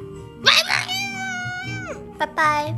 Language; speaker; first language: Korean; non-native, learner; Chinese